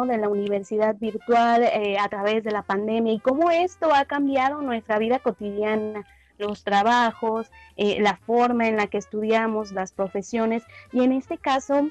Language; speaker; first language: Spanish; native; Spanish